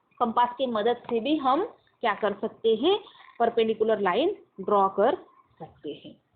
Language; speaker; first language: Hindi; non-native, local second language; Marathi